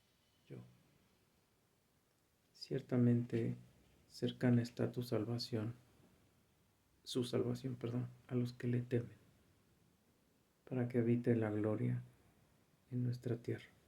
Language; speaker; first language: Spanish; native; Spanish